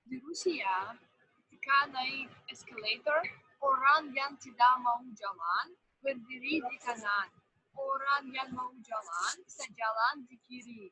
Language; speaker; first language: Indonesian; non-native, fluent; Russian